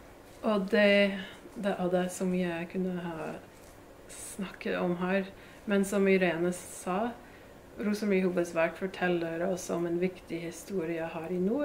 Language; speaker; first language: Norwegian; non-native, fluent; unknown